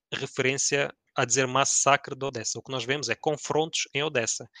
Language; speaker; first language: Portuguese; early bilingual, other home language; Ukrainian